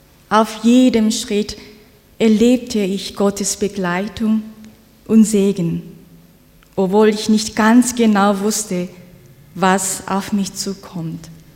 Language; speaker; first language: German; non-native, fluent; Korean